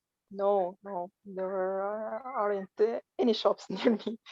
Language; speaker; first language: English; non-native, learner; Arabic